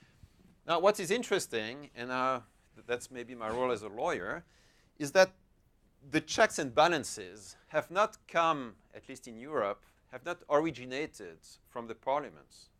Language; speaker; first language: English; non-native, fluent; French